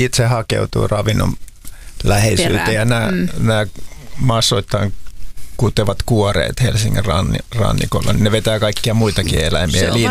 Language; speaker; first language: Finnish; native; Finnish